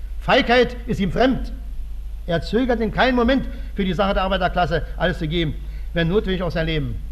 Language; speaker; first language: German; native; German